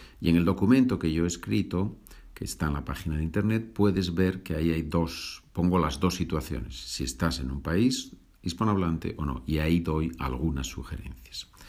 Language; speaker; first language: Spanish; native; Spanish